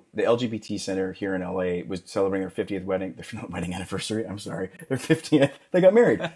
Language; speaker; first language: English; native; English